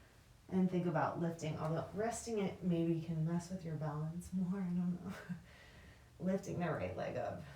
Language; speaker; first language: English; native; English